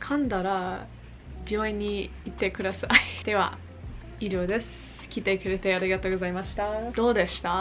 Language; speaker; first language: Japanese; non-native, learner; English